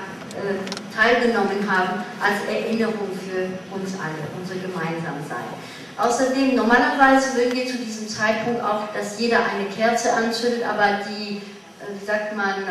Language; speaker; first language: German; non-native, fluent; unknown